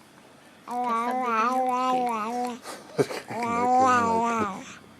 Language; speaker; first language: Portuguese; native; Portuguese